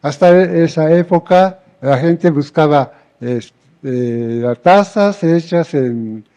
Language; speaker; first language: Spanish; non-native, fluent; Japanese